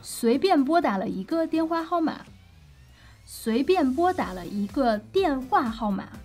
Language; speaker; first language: Chinese; native; Chinese